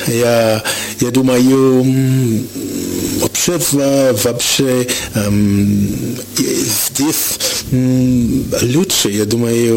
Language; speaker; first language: Russian; non-native, learner; French